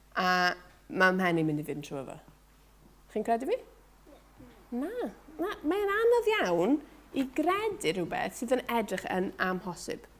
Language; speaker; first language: Welsh; native; Welsh